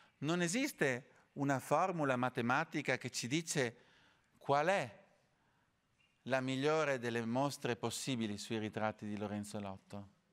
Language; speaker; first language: Italian; native; Italian